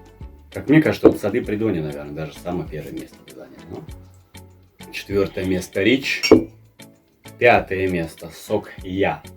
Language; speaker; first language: Russian; native; Russian